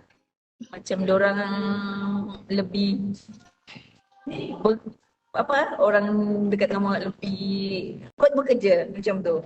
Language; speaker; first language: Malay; non-native, local second language; Buginese